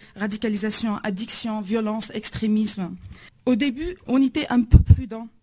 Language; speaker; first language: French; non-native, local second language; Arabic